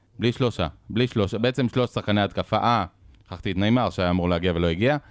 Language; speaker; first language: Hebrew; native; Hebrew